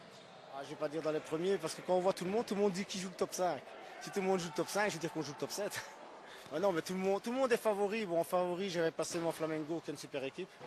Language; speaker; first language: French; native; French